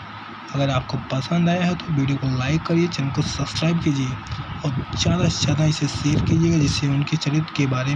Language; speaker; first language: Hindi; native; Hindi